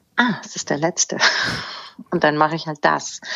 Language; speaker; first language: German; native; German